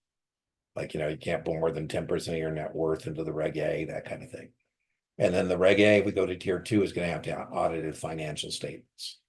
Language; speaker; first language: English; native; English